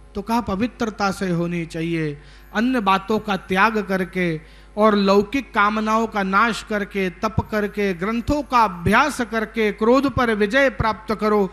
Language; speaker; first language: Hindi; non-native, local second language; Gujarati